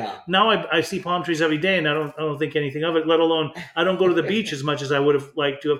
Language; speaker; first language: English; early bilingual, other home language; German